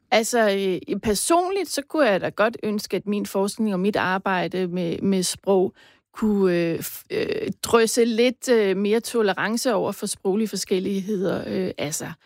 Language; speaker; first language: Danish; native; Danish